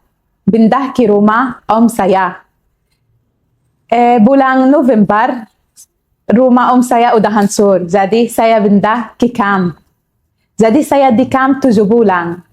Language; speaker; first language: Indonesian; non-native, learner; Arabic